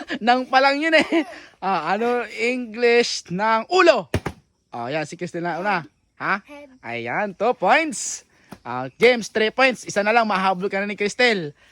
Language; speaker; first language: Filipino; native; Filipino